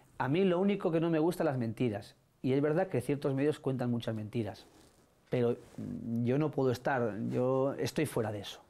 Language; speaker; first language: Spanish; native; Spanish